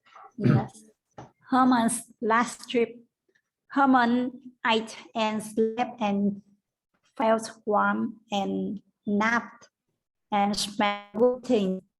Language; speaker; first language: English; non-native, learner; Vietnamese